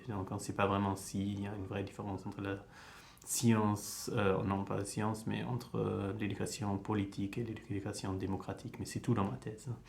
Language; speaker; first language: French; early bilingual, heritage; French